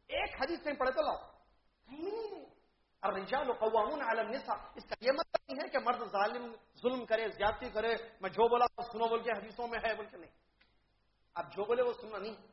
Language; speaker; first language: Urdu; native; Urdu